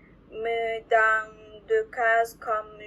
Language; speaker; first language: French; non-native, learner; Spanish